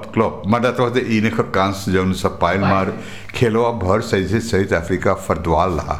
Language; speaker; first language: Dutch; non-native, local second language; Caribbean Hindustani